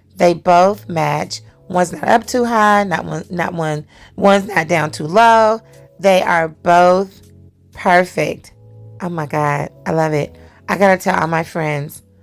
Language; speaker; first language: English; native; English